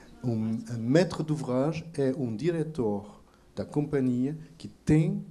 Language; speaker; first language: Portuguese; non-native, fluent; French